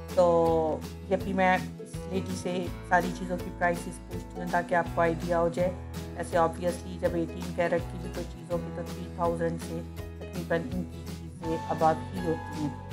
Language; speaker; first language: Urdu; native; Urdu